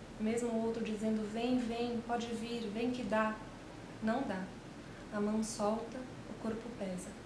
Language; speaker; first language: Portuguese; early bilingual, other home language; Spanish